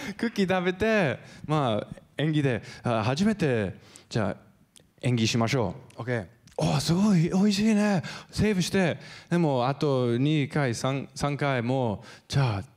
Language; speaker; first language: Japanese; non-native, learner; English